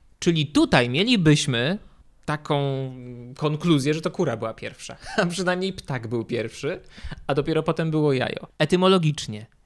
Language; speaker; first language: Polish; native; Polish